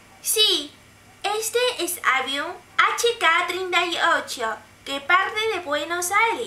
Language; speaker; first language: Spanish; non-native, fluent; Chinese